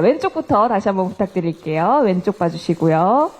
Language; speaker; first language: Korean; native; Korean